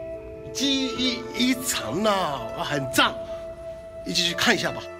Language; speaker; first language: Chinese; non-native, fluent; Japanese